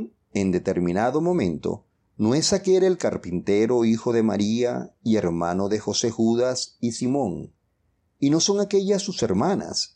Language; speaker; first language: Spanish; native; Spanish